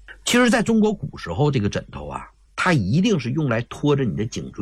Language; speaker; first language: Chinese; native; Chinese